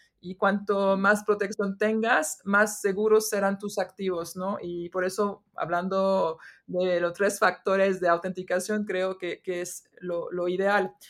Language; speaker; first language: Spanish; non-native, fluent; French